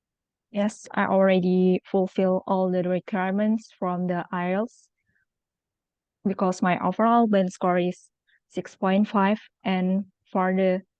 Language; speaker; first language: English; non-native, local second language; Indonesian